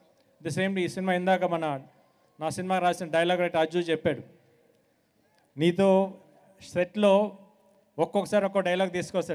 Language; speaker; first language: Telugu; native; Telugu